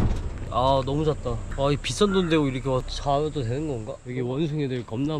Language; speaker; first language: Korean; native; Korean